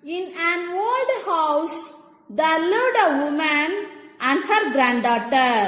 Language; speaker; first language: English; non-native, local second language; Tamil